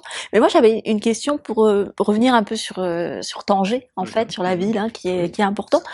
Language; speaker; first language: French; native; French